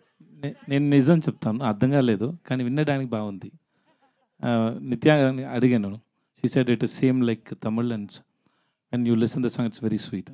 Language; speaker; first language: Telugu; non-native, learner; Tamil